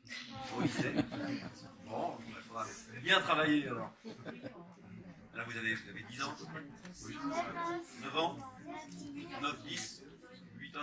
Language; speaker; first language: French; native; French